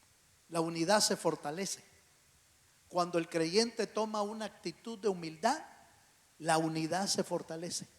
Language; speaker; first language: Spanish; native; Spanish